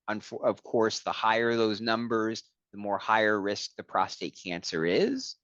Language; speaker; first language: English; native; English